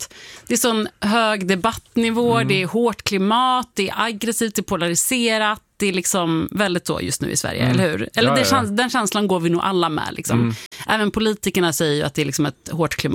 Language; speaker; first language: Swedish; native; Swedish